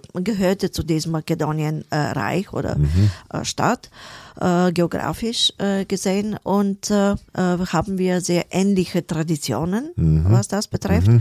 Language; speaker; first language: German; non-native, fluent; Bulgarian